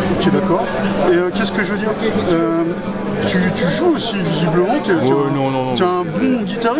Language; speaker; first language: French; native; French